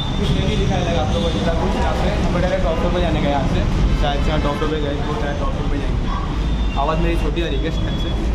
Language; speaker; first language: Hindi; native; Hindi